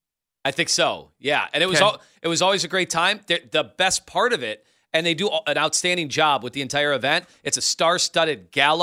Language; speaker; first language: English; native; English